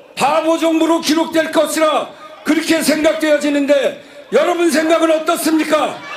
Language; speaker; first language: Korean; native; Korean